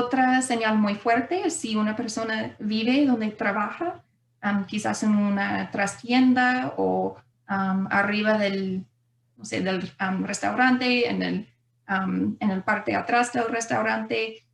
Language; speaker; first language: Spanish; non-native, fluent; English